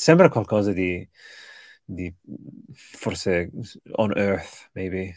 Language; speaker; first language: Italian; early bilingual, other home language; English